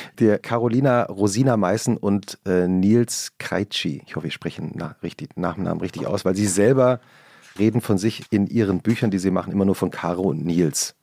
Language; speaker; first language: German; native; German